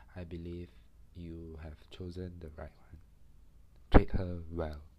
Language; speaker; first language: English; non-native, local second language; Chinese